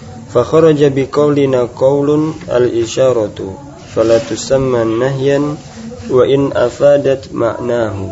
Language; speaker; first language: Arabic; non-native, learner; Indonesian